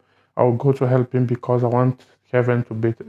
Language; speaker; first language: English; non-native, learner; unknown